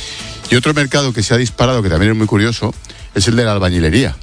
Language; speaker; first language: Spanish; native; Spanish